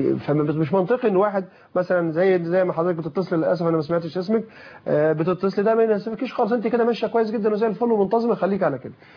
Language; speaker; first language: Arabic; native; Arabic